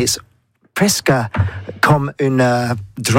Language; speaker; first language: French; non-native, learner; English